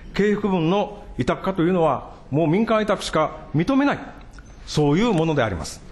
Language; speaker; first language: Japanese; native; Japanese